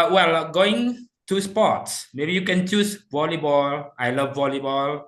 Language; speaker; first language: English; non-native, fluent; Indonesian